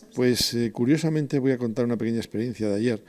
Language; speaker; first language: Spanish; native; Spanish